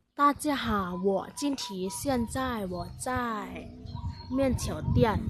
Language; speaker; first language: Chinese; non-native, learner; Thai